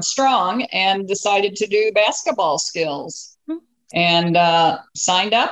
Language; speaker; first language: English; native; English